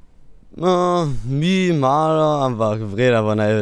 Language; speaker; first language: Slovenian; non-native, local second language; German